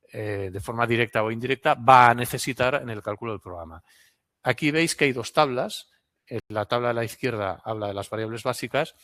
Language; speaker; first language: Spanish; non-native, local second language; Catalan